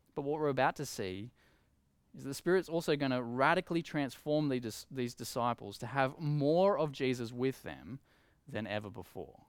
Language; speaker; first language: English; native; English